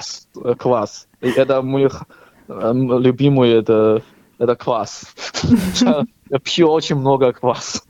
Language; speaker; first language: Russian; non-native, learner; Chinese